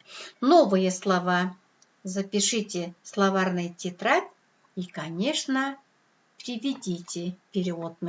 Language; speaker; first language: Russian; non-native, local second language; Kyrgyz